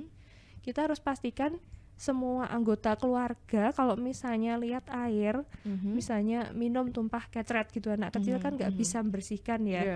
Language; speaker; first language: Indonesian; native; Indonesian